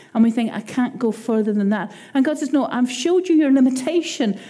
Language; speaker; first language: English; native; English